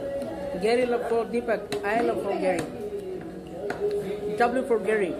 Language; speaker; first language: English; non-native, learner; Hindi